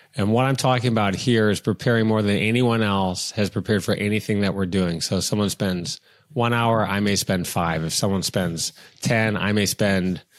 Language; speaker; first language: English; native; English